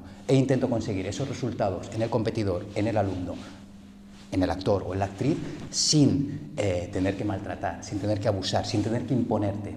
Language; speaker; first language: Spanish; early bilingual, other home language; Korean